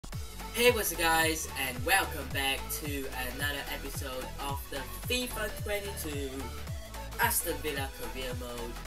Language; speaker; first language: English; native; English